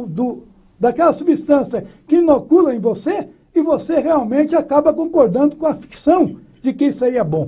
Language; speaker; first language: Portuguese; native; Portuguese